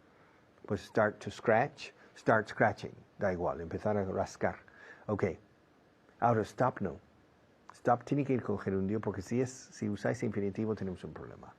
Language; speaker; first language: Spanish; non-native, fluent; English